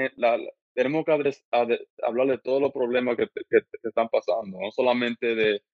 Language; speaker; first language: Spanish; early bilingual, heritage; Spanish